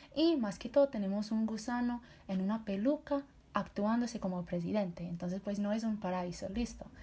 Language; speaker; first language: Spanish; non-native, fluent; English